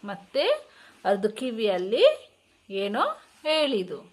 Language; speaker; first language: Kannada; non-native, local second language; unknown